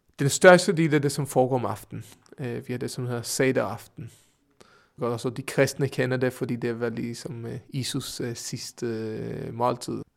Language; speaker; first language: Danish; non-native, fluent; Hebrew